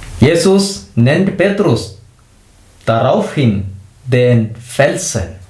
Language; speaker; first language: German; non-native, fluent; Malayalam